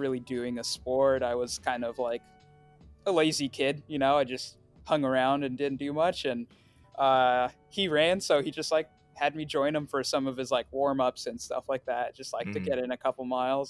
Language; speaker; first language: English; early bilingual, other home language; Swahili